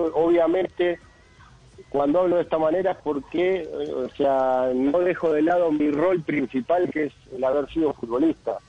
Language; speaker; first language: Spanish; native; Spanish